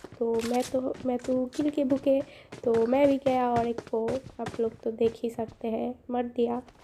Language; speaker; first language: Hindi; non-native, fluent; Bangla